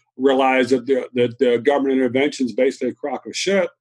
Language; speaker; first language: English; native; English